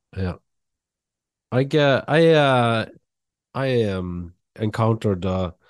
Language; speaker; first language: English; non-native, learner; Serbian